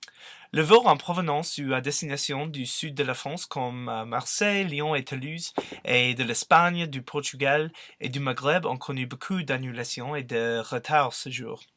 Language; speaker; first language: French; non-native, learner; English